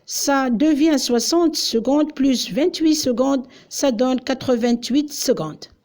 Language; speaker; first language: French; non-native, local second language; Arabic